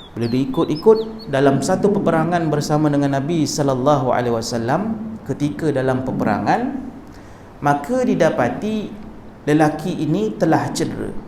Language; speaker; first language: Malay; native; Malay